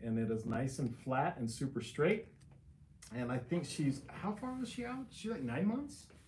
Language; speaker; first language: English; native; English